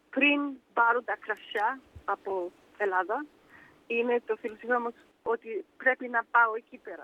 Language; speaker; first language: Greek; early bilingual, heritage; Danish